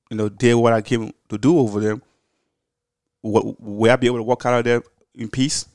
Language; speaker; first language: English; early bilingual, other home language; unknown